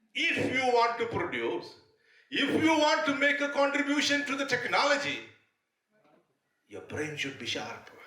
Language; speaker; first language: English; non-native, local second language; Tamil